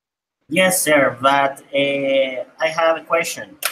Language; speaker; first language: English; non-native, learner; Spanish